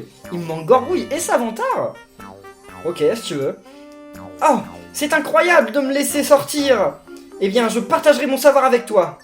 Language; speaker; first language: French; native; French